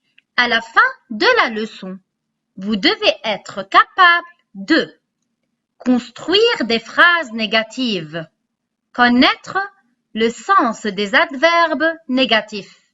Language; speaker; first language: French; non-native, local second language; Arabic